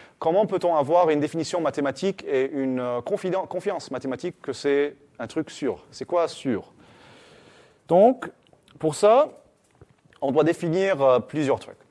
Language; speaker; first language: French; native; French